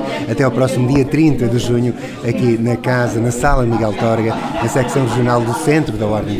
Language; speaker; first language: Portuguese; native; Portuguese